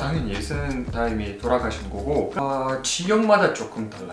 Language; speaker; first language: Korean; non-native, fluent; Russian